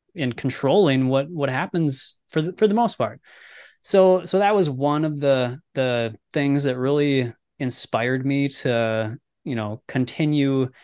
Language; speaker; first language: English; native; English